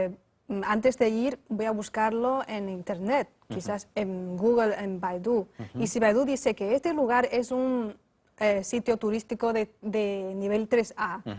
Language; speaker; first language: Spanish; non-native, fluent; Chinese